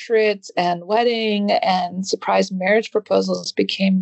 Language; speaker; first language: English; native; English